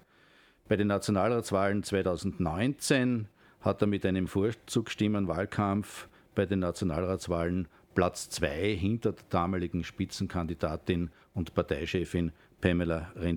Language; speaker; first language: German; native; German